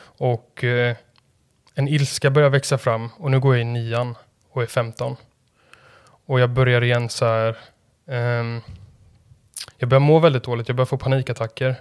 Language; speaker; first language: Swedish; native; Swedish